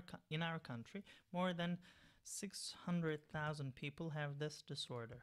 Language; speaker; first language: English; non-native, fluent; Turkish